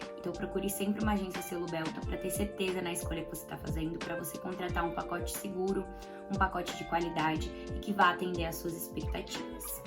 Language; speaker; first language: Portuguese; native; Portuguese